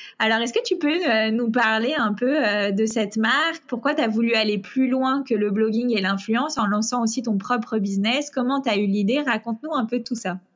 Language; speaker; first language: French; native; French